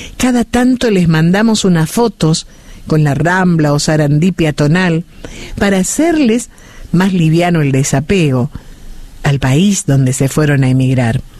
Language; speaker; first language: Spanish; native; Spanish